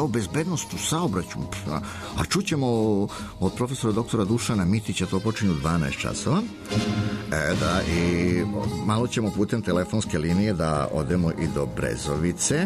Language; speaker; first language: Serbian; native; Serbian